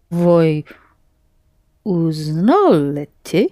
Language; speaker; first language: Russian; non-native, learner; English